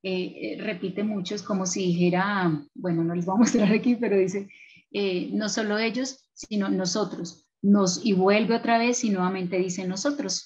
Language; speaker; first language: Spanish; native; Spanish